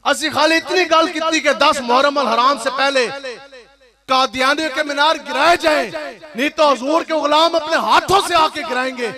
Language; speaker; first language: Urdu; non-native, local second language; Punjabi